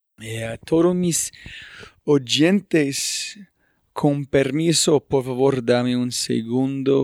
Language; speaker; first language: Spanish; non-native, fluent; English